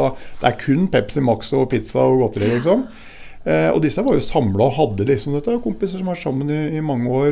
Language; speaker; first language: Norwegian; native; Norwegian